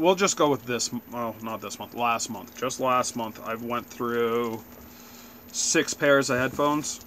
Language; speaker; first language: English; native; English